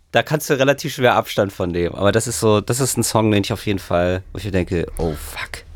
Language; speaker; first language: German; native; German